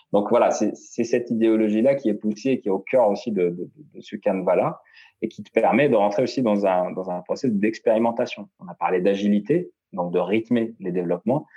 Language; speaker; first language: French; non-native, local second language; Arabic